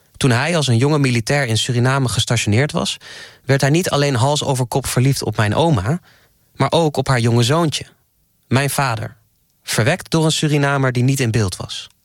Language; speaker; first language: Dutch; native; Dutch